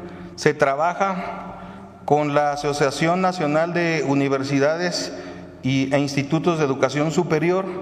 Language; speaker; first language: Spanish; native; Spanish